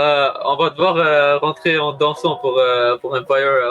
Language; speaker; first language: French; native; French